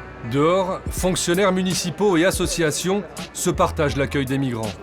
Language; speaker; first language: French; native; French